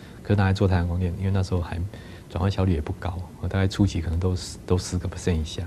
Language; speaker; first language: Chinese; native; Chinese